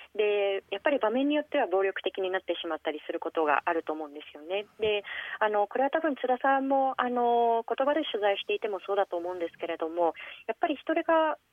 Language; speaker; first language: Japanese; native; Japanese